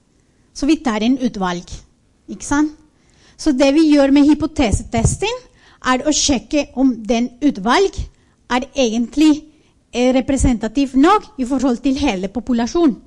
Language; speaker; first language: Norwegian; non-native, fluent; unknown